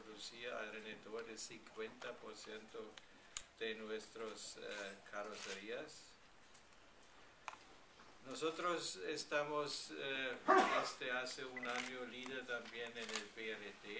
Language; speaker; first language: Spanish; non-native, fluent; German